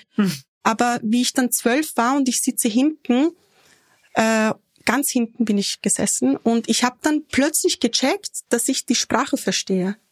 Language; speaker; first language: German; early bilingual, other home language; Turkish